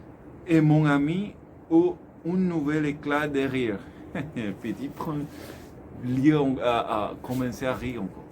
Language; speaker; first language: French; non-native, learner; Spanish